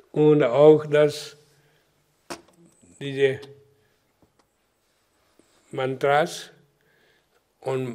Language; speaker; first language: German; non-native, learner; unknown